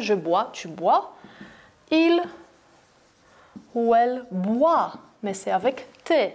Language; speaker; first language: French; non-native, fluent; Greek